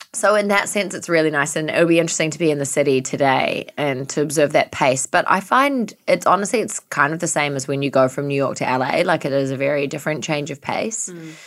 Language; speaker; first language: English; native; English